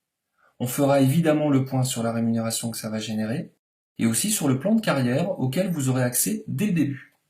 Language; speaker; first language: French; native; French